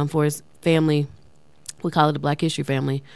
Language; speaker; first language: English; native; English